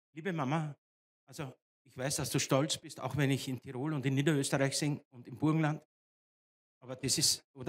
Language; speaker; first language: German; native; German